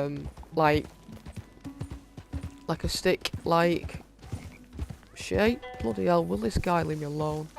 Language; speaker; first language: English; native; English